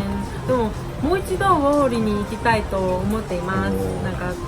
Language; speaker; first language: Japanese; non-native, fluent; Korean